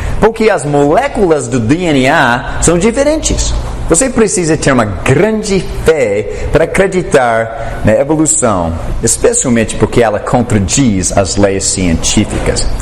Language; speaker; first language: Portuguese; non-native, fluent; English